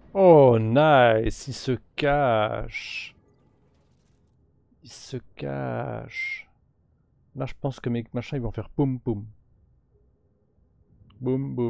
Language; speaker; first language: French; native; French